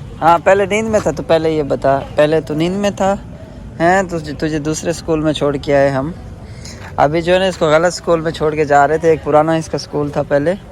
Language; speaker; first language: Urdu; non-native, local second language; Punjabi